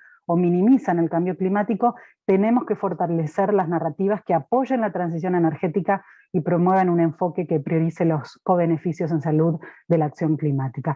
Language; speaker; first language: Spanish; native; Spanish